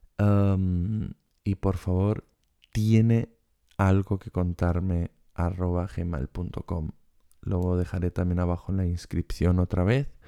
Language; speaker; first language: Spanish; non-native, fluent; German